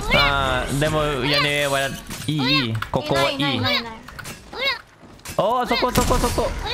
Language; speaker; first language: Japanese; non-native, learner; Thai